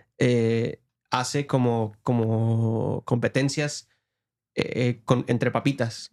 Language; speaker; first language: Spanish; early bilingual, heritage; Spanish